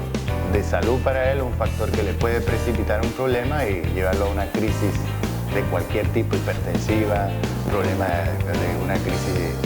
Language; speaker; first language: Spanish; native; Spanish